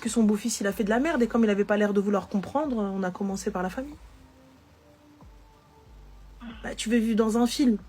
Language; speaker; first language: French; native; French